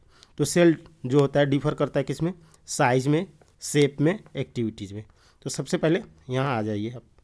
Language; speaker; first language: Hindi; native; Hindi